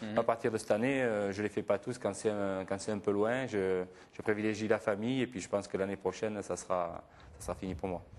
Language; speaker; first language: French; native; French